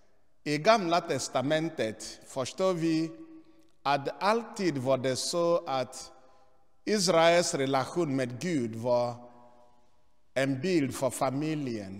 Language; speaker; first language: Swedish; non-native, fluent; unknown